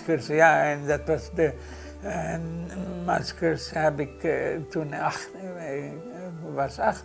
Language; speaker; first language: Dutch; non-native, learner; Hebrew